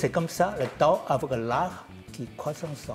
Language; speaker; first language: French; non-native, learner; Chinese